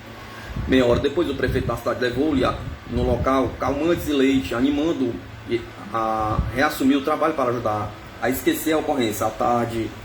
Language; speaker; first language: Portuguese; native; Portuguese